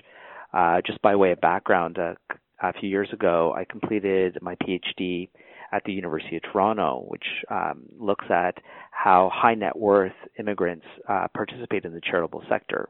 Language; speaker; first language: English; native; English